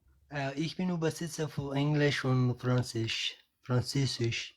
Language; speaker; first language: German; non-native, learner; Pashto